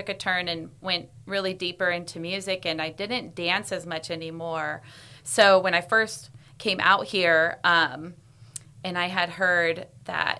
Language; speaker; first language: English; native; English